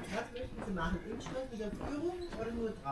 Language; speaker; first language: German; native; German